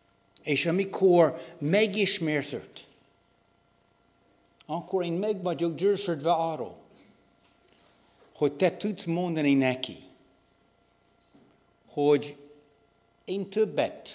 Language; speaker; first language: Hungarian; non-native, learner; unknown